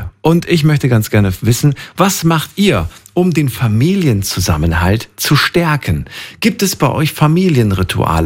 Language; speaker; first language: German; native; German